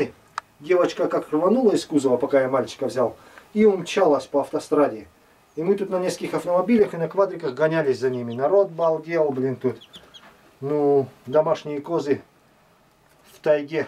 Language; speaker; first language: Russian; native; Russian